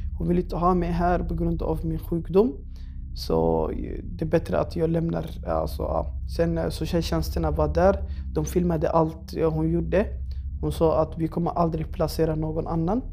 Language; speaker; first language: Swedish; early bilingual, other home language; Somali